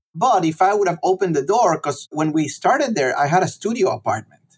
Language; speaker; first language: English; non-native, fluent; Spanish